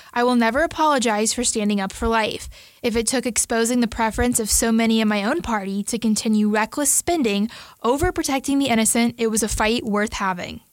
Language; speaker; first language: English; native; English